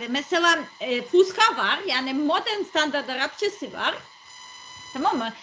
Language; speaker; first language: Turkish; non-native, learner; Serbian